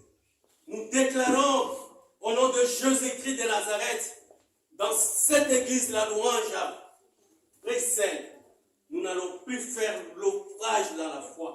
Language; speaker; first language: French; non-native, local second language; Lingala